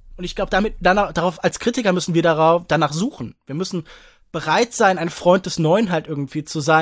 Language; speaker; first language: German; native; German